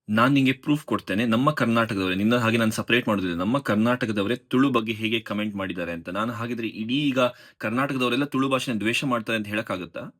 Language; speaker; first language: Kannada; non-native, local second language; Tulu